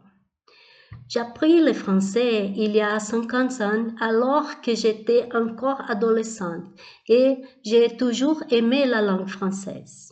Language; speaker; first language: French; non-native, learner; Portuguese